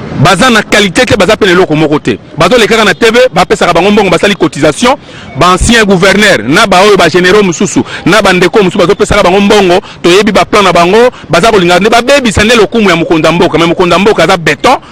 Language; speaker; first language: Lingala; native; Lingala